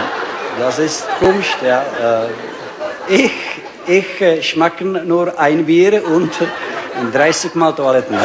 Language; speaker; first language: German; non-native, learner; Czech